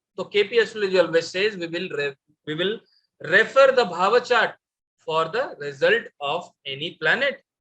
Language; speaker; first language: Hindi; non-native, local second language; Bangla